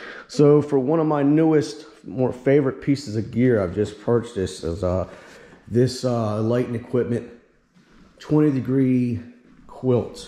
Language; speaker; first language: English; native; English